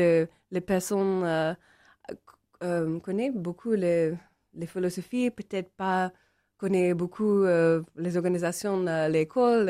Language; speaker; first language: French; non-native, learner; English